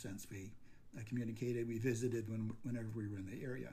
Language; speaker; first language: English; native; English